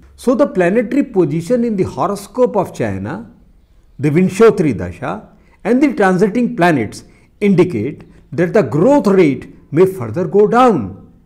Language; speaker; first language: English; non-native, local second language; Hindi